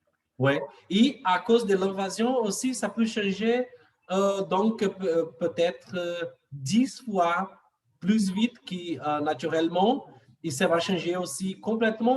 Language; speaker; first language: French; non-native, fluent; Portuguese